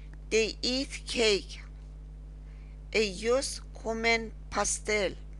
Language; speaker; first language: English; non-native, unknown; Persian